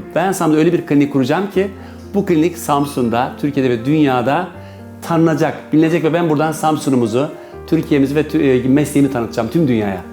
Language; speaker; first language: Turkish; native; Turkish